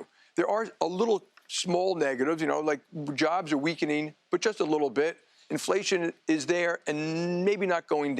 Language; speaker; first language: English; native; English